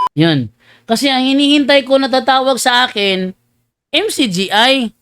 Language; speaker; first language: Filipino; native; Filipino